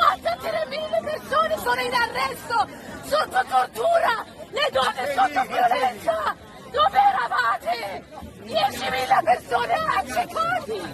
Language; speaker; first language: Italian; non-native, fluent; Persian